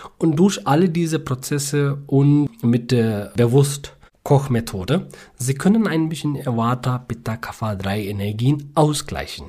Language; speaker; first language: German; non-native, learner; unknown